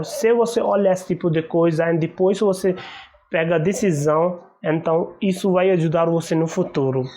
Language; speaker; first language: Portuguese; non-native, learner; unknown